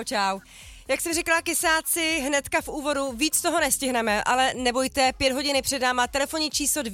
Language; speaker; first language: Czech; native; Czech